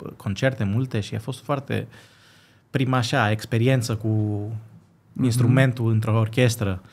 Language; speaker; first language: Romanian; early bilingual, heritage; Greek